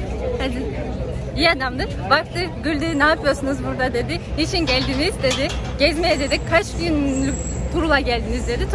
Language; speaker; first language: Turkish; non-native, fluent; Kyrgyz